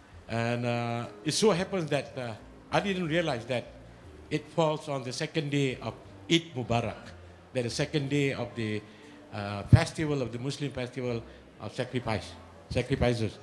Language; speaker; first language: English; non-native, local second language; Malay